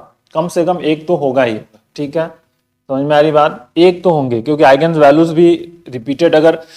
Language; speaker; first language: Hindi; native; Hindi